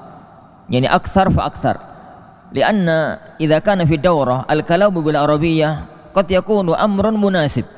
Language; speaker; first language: Arabic; non-native, fluent; Indonesian